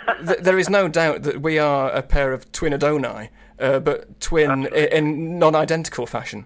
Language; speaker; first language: English; native; English